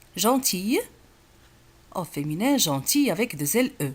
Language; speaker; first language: French; non-native, local second language; Arabic